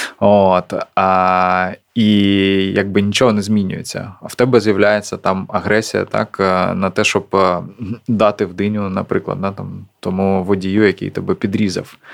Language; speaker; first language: Ukrainian; non-native, local second language; Russian